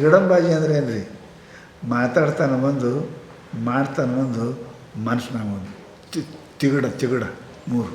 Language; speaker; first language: Kannada; native; Kannada